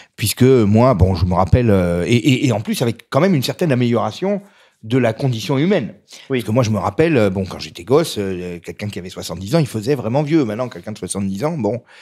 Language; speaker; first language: French; native; French